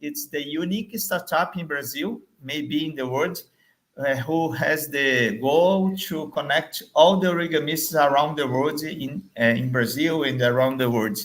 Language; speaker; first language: English; non-native, fluent; Portuguese